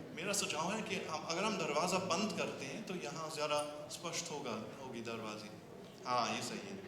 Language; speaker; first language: Hindi; non-native, fluent; German